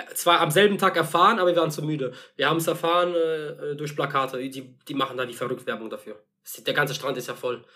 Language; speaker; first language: German; non-native, fluent; Russian